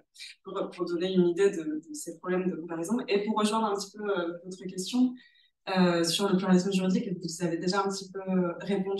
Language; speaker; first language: French; native; French